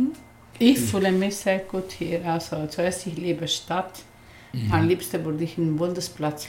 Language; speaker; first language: German; non-native, learner; Spanish